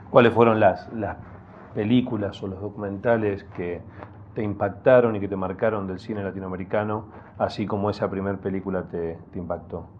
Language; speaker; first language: Spanish; native; Spanish